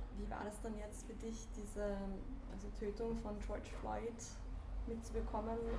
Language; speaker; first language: German; native; German